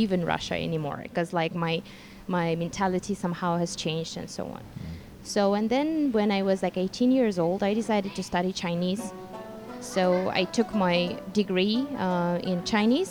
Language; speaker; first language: English; non-native, fluent; Russian